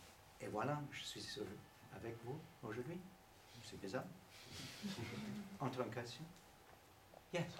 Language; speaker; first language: French; non-native, learner; English